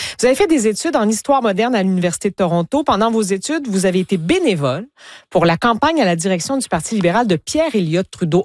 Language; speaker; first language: French; native; French